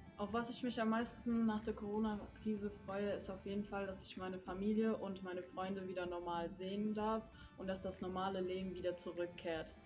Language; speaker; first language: German; early bilingual, other home language; Polish